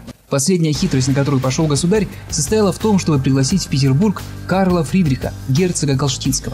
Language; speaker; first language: Russian; native; Russian